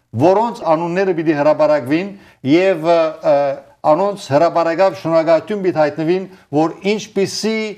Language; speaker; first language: Armenian; early bilingual, heritage; Armenian